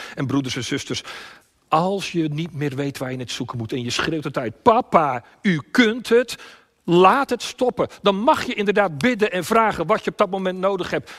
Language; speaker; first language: Dutch; native; Dutch